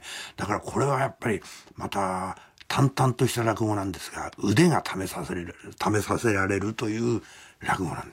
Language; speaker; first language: Japanese; native; Japanese